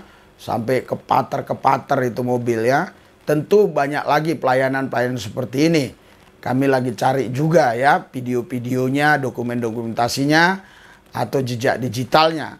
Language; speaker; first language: Indonesian; native; Indonesian